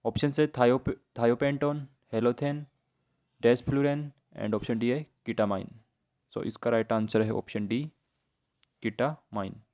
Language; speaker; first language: Hindi; native; Hindi